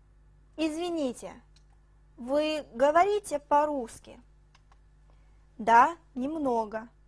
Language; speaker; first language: Russian; non-native, fluent; Chinese